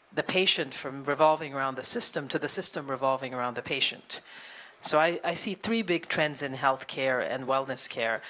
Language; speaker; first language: English; native; English